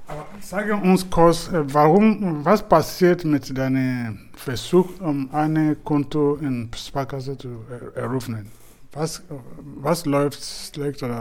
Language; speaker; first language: German; non-native, fluent; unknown